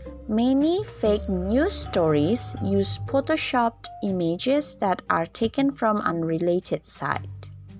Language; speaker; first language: English; non-native, fluent; Indonesian